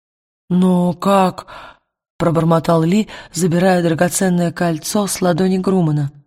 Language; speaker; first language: Russian; native; Russian